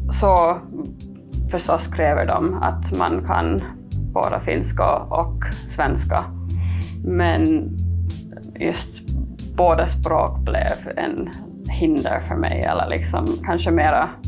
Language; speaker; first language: Swedish; non-native, fluent; English